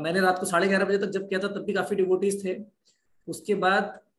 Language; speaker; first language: Hindi; native; Hindi